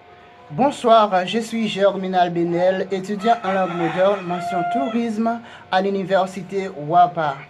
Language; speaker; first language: French; non-native, local second language; Haitian Creole